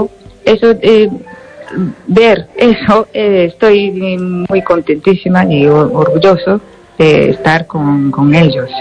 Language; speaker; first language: Spanish; non-native, learner; Japanese